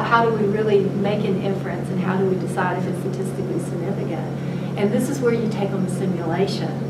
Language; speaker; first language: English; native; English